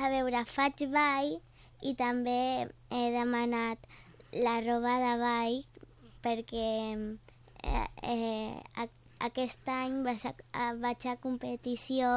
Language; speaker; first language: Catalan; non-native, local second language; Spanish